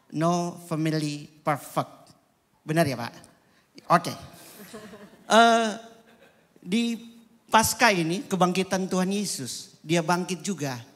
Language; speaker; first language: Indonesian; native; Indonesian